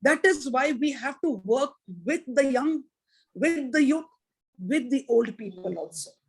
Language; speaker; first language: English; non-native, local second language; Punjabi